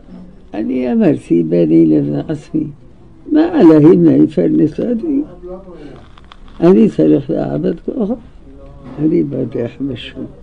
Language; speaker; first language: Hebrew; non-native, learner; Arabic